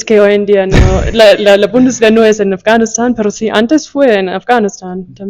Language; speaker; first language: Spanish; non-native, fluent; German